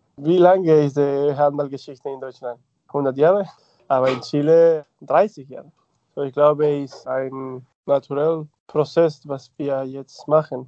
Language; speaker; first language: German; non-native, fluent; Spanish